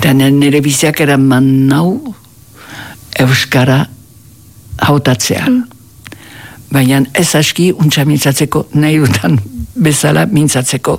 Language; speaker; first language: Basque; native; Basque